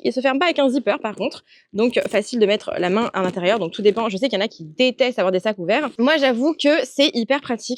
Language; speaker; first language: French; native; French